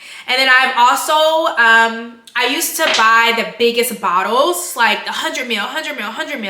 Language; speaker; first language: English; native; English